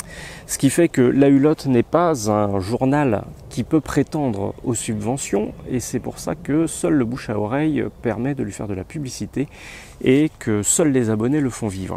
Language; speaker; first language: French; native; French